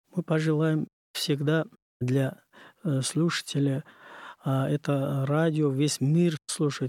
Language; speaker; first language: Russian; non-native, learner; Uzbek